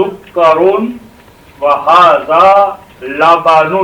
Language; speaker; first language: Arabic; non-native, fluent; Urdu